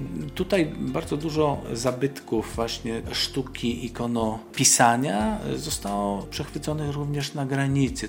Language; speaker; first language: Polish; native; Polish